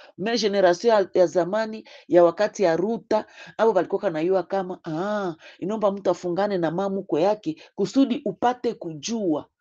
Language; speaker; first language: Swahili; native; Swahili